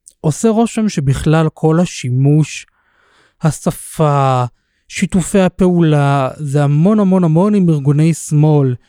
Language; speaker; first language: Hebrew; native; Hebrew